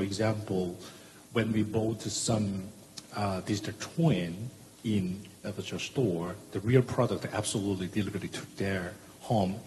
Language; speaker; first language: English; non-native, fluent; Korean